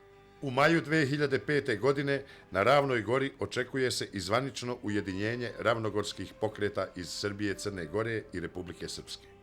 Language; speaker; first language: Bosnian; native; Bosnian